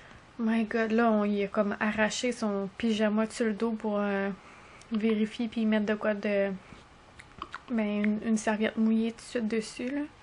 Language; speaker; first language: French; native; French